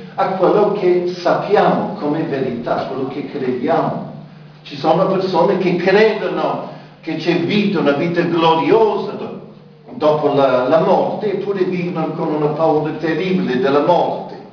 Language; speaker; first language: Italian; non-native, fluent; English